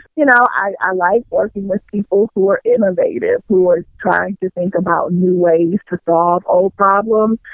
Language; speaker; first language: English; native; English